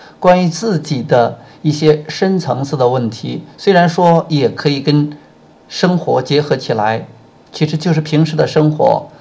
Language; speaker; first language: Chinese; native; Chinese